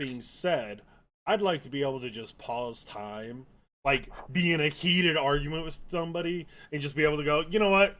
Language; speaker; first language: English; native; English